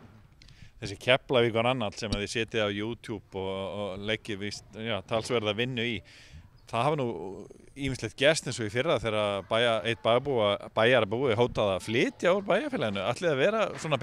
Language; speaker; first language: Icelandic; native; Icelandic